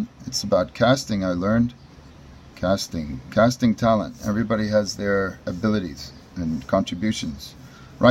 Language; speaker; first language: English; native; English